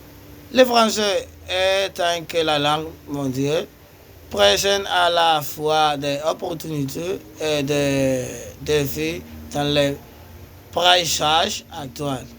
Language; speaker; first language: French; non-native, learner; Spanish